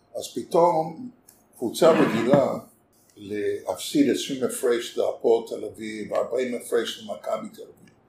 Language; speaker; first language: Hebrew; native; Hebrew